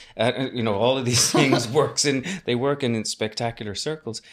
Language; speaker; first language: English; native; English